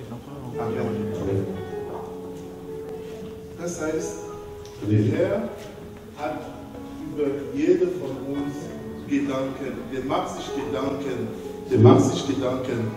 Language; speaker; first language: German; non-native, learner; French